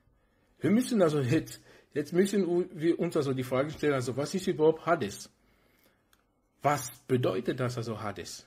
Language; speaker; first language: German; non-native, fluent; French